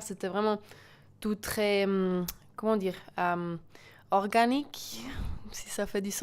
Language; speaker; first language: French; non-native, local second language; German